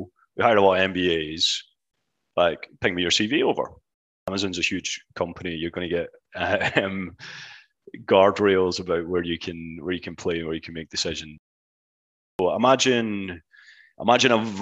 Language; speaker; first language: English; native; English